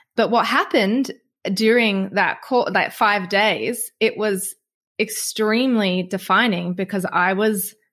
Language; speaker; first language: English; native; English